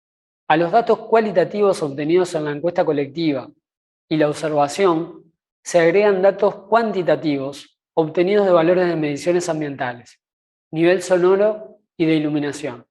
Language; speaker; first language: Spanish; native; Spanish